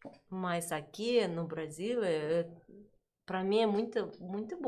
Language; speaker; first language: Portuguese; non-native, learner; Russian